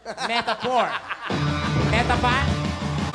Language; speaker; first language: English; non-native, learner; Filipino